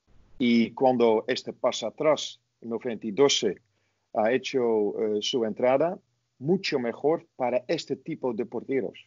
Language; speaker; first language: Spanish; non-native, fluent; Dutch